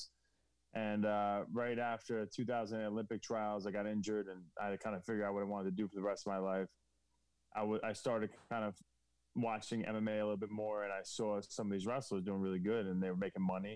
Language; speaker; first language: English; native; English